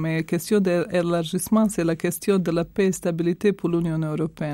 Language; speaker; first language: French; non-native, fluent; Croatian